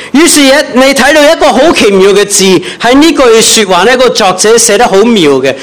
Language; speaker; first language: Cantonese; non-native, fluent; English